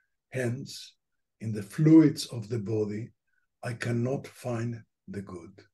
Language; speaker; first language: English; non-native, fluent; Spanish